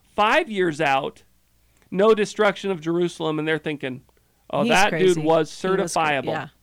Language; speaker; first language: English; native; English